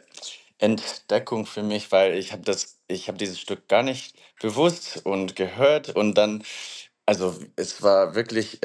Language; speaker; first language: German; non-native, learner; English